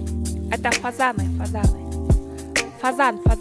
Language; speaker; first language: Russian; non-native, local second language; Kazakh